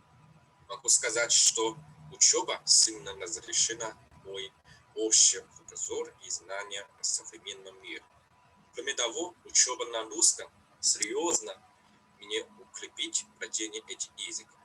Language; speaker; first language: Russian; non-native, fluent; Chinese